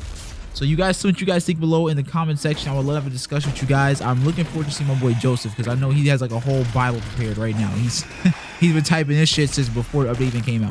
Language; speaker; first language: English; native; English